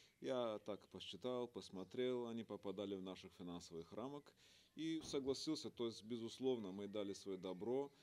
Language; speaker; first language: Russian; non-native, fluent; Bulgarian